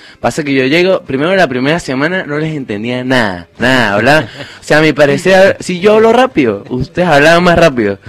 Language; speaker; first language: Spanish; native; Spanish